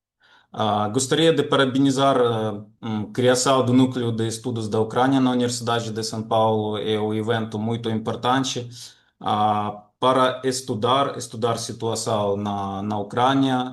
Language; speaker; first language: Portuguese; non-native, fluent; Ukrainian